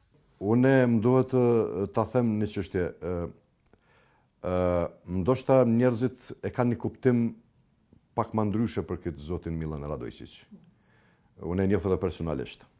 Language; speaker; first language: Albanian; native; Albanian